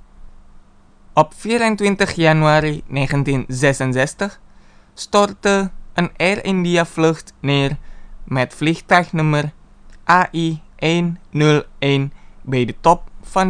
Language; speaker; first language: Dutch; non-native, fluent; Indonesian